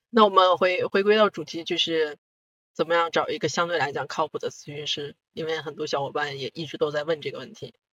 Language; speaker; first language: Chinese; non-native, local second language; Korean